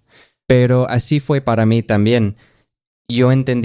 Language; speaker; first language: Spanish; non-native, fluent; English